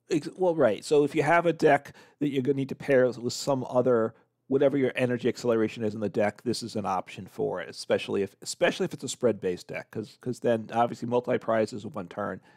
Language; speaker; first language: English; native; English